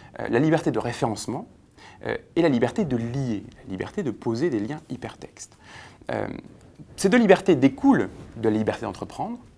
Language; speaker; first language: French; native; French